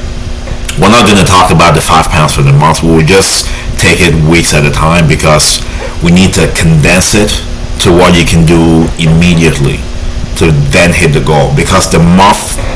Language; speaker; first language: English; native; English